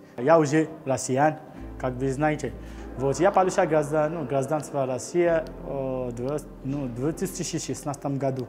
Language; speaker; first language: Russian; non-native, learner; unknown